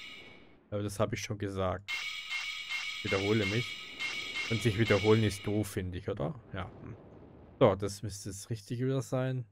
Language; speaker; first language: German; native; German